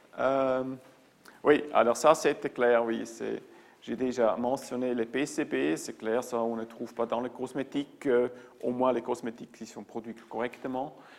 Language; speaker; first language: French; non-native, local second language; German